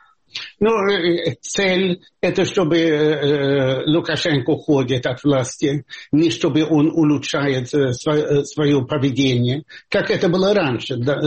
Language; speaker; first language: Russian; non-native, fluent; Swedish